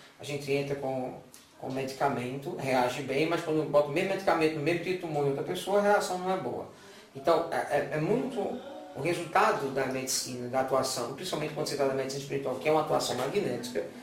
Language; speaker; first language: Portuguese; non-native, fluent; German